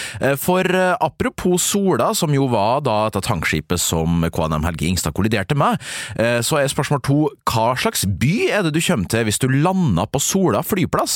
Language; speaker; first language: Norwegian; native; Norwegian